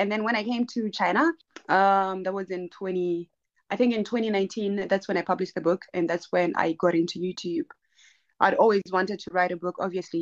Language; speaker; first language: English; non-native, local second language; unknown